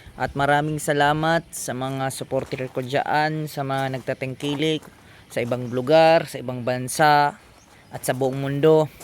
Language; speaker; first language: Filipino; non-native, local second language; Cebuano